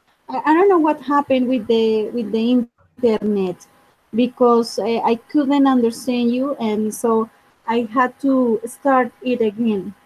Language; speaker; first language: English; non-native, fluent; Spanish